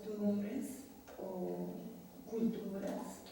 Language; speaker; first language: Spanish; non-native, fluent; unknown